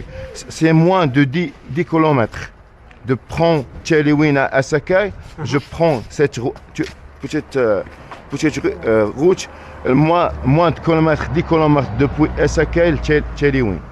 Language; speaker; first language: French; non-native, learner; Arabic